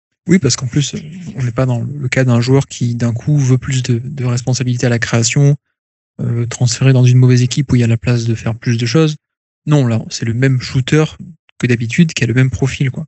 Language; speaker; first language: French; native; French